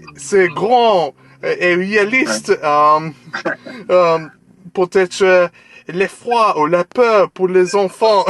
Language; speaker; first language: French; non-native, learner; English